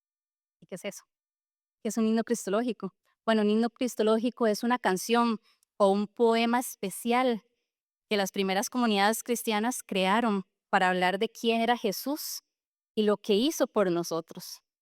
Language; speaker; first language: Spanish; native; Spanish